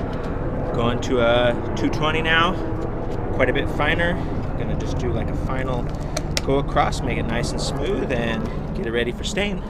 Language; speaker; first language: English; native; English